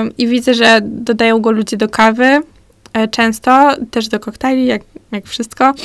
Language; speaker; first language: Polish; early bilingual, heritage; Polish